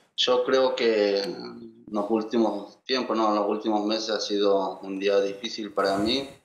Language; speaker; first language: Spanish; native; Spanish